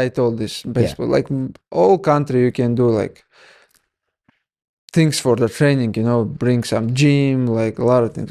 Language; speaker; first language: English; non-native, learner; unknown